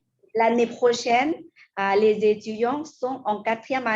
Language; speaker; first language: French; non-native, fluent; Lao